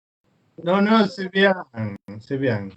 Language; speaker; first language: French; non-native, fluent; Spanish